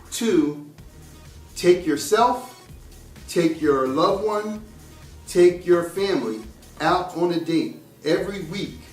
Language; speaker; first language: English; native; English